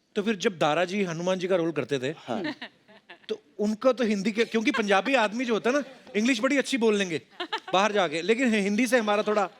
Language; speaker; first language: Hindi; non-native, local second language; Punjabi